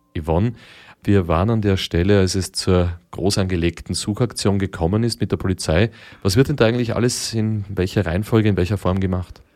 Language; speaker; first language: German; native; German